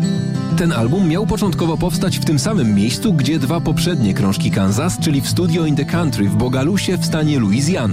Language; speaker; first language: Polish; native; Polish